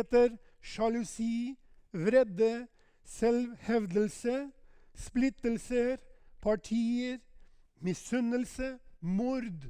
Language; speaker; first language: Norwegian; non-native, fluent; Albanian